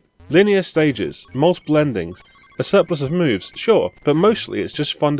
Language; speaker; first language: English; native; English